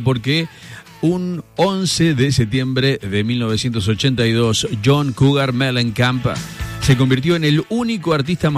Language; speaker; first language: Spanish; native; Spanish